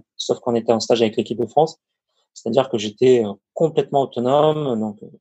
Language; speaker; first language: French; native; French